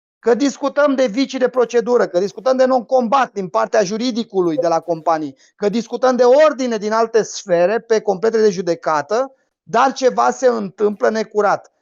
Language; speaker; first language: Romanian; native; Romanian